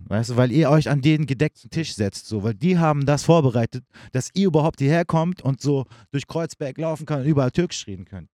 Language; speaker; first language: German; early bilingual, other home language; Turkish